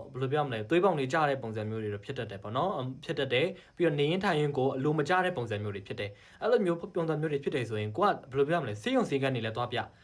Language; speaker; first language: Burmese; non-native, local second language; Shan